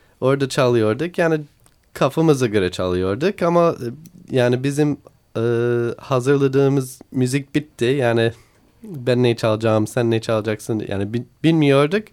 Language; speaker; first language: Turkish; non-native, learner; English